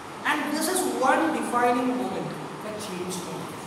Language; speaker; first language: English; non-native, local second language; Malayalam